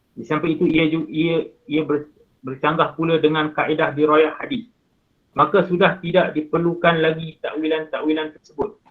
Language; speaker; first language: Malay; native; Malay